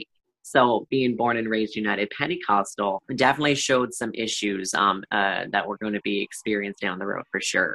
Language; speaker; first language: English; native; English